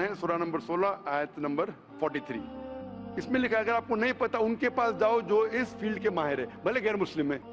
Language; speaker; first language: Hindi; non-native, local second language; Konkani